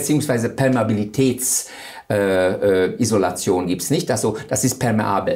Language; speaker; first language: German; non-native, fluent; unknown